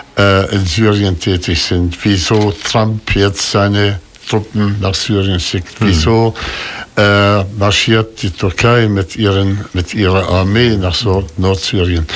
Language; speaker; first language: German; non-native, fluent; Arabic